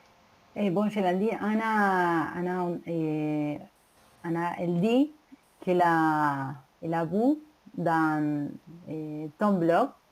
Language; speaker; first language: French; non-native, learner; Spanish